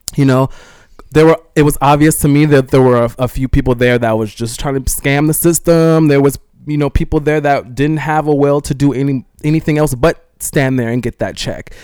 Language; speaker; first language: English; native; English